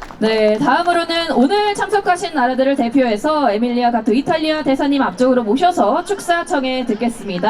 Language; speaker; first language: Korean; native; Korean